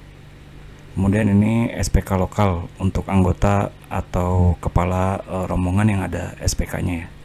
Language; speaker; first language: Indonesian; native; Indonesian